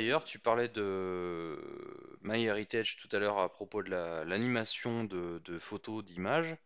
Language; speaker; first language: French; native; French